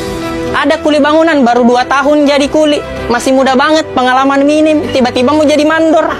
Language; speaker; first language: Indonesian; native; Indonesian